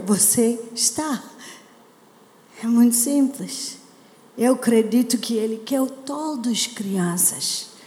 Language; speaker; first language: Portuguese; non-native, learner; English